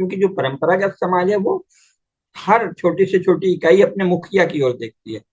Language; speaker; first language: Hindi; native; Hindi